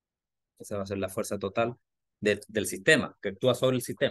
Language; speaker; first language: Spanish; native; Spanish